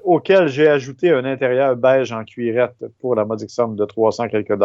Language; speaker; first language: French; native; French